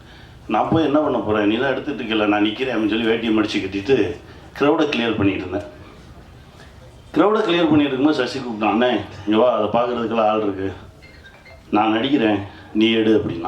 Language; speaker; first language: Tamil; native; Tamil